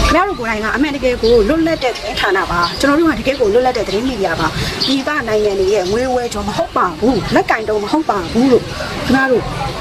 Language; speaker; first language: Burmese; native; Burmese